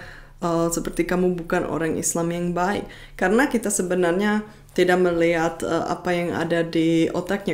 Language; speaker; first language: Indonesian; non-native, fluent; Czech